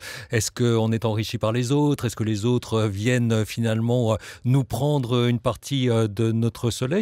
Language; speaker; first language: French; native; French